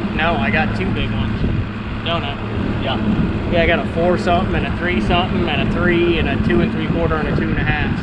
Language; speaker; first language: English; native; English